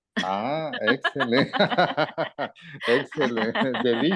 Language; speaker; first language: English; non-native, learner; Spanish